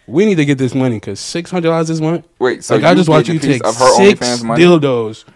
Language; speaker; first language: English; native; English